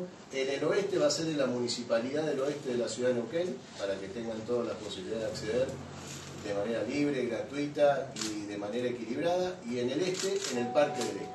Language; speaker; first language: Spanish; native; Spanish